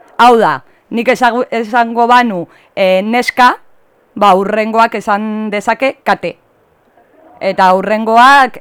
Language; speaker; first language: Basque; native; Basque